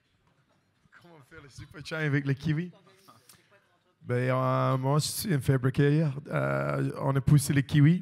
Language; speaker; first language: French; non-native, learner; English